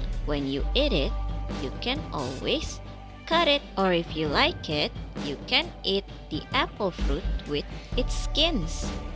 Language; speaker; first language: English; non-native, fluent; Indonesian